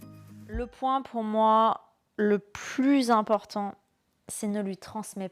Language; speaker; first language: French; native; French